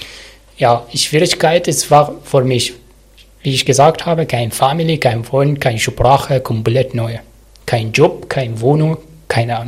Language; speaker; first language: German; non-native, learner; Arabic